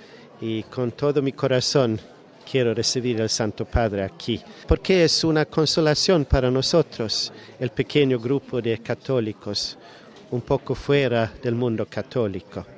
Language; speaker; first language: Spanish; non-native, fluent; Swedish